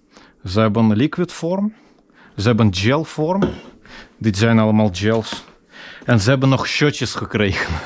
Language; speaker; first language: Dutch; non-native, fluent; Russian